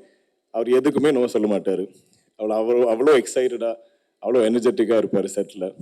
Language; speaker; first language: Tamil; non-native, local second language; Malayalam